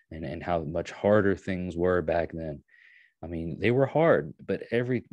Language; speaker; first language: English; native; English